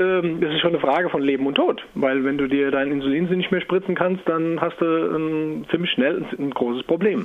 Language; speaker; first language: German; native; German